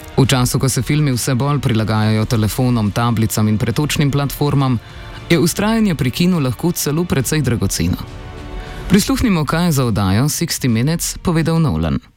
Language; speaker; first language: Slovenian; native; Slovenian